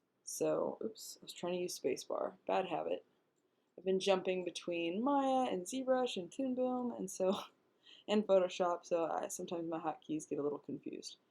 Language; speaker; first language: English; native; English